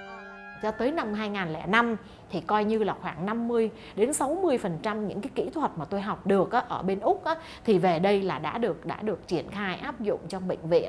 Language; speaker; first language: Vietnamese; native; Vietnamese